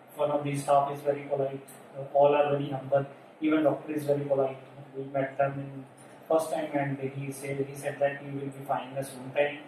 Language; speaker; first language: English; non-native, local second language; Punjabi